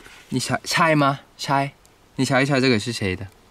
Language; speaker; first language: Chinese; non-native, fluent; Thai